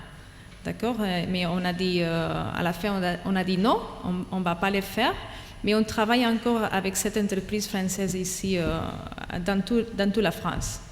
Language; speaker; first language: French; non-native, fluent; Catalan